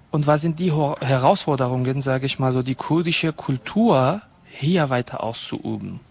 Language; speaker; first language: German; non-native, fluent; Kurdish